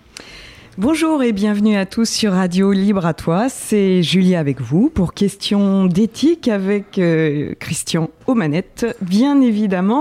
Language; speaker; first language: French; native; French